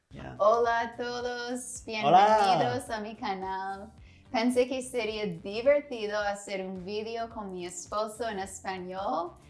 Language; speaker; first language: Spanish; non-native, learner; English